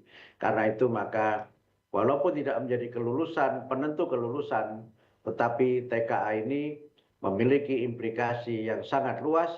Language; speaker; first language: Indonesian; native; Indonesian